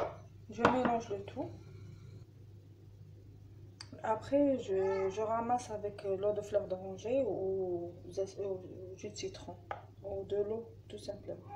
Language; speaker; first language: French; non-native, learner; Arabic